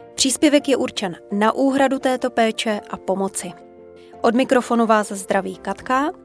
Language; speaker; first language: Czech; native; Czech